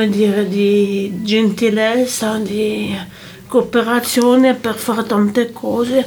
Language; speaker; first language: Italian; non-native, local second language; French